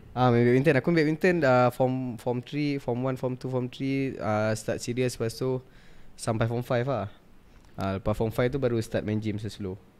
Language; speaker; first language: Malay; native; Malay